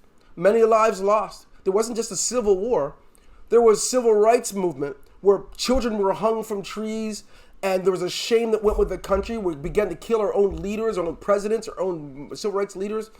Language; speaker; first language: English; native; English